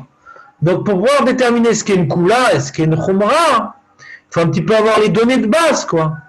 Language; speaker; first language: French; native; French